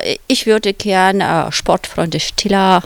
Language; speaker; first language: German; non-native, fluent; Russian